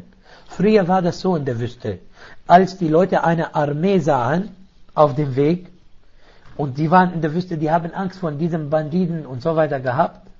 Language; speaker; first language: German; non-native, fluent; Arabic